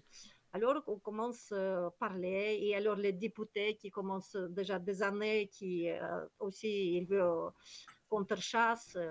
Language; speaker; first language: French; non-native, learner; Kyrgyz